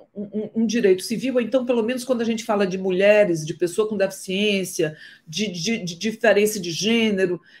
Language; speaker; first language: Portuguese; native; Portuguese